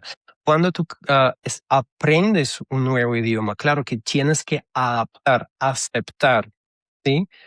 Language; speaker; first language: Spanish; non-native, fluent; Russian